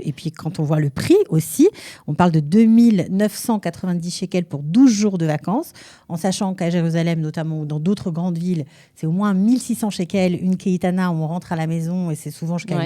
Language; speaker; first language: French; native; French